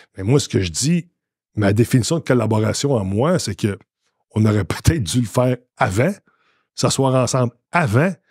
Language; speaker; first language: French; native; French